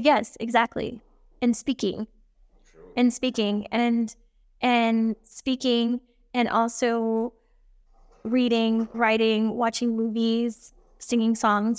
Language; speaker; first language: English; native; English